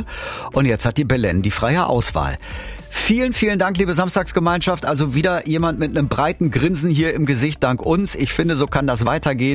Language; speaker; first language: German; native; German